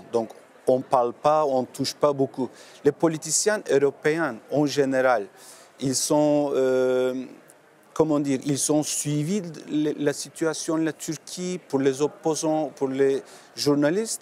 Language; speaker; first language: French; non-native, learner; Turkish